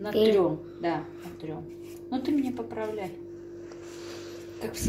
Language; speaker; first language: Russian; non-native, fluent; Turkmen